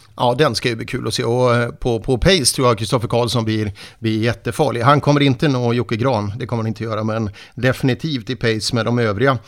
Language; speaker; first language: Swedish; native; Swedish